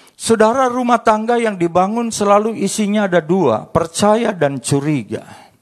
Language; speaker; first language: Indonesian; native; Indonesian